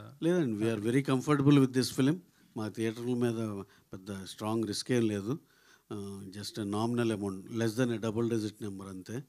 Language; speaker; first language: Telugu; native; Telugu